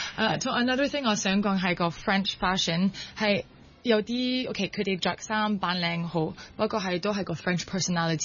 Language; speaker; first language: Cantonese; early bilingual, heritage; French